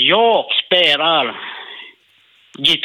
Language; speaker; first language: Swedish; non-native, learner; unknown